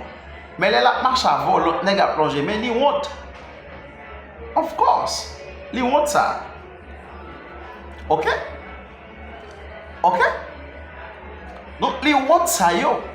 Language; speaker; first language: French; non-native, learner; Haitian Creole